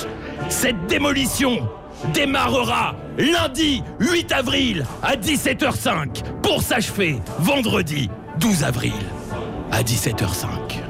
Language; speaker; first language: French; native; French